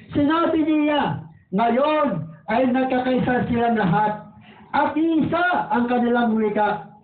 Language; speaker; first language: Filipino; non-native, local second language; Waray